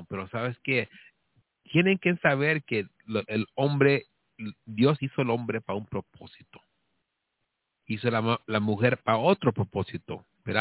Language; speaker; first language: Spanish; early bilingual, heritage; Spanish